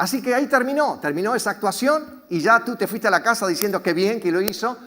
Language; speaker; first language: Spanish; native; Spanish